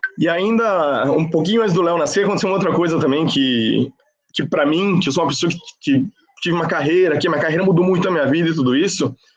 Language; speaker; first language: Portuguese; non-native, fluent; Spanish